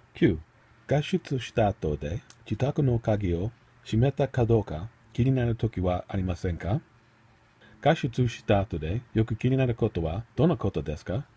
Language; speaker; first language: Japanese; non-native, learner; English